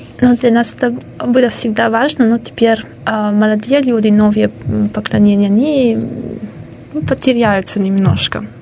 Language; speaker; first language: Russian; non-native, fluent; Italian